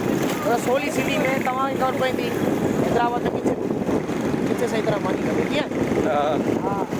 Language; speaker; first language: Hindi; non-native, local second language; Sindhi